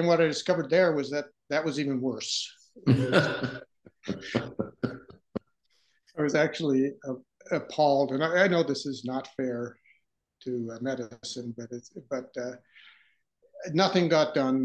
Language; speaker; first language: English; native; English